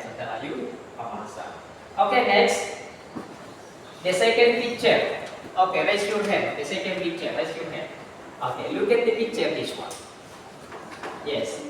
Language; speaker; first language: English; non-native, learner; Indonesian